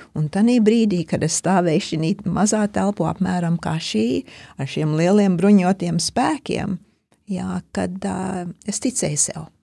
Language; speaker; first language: Latvian; early bilingual, heritage; Latvian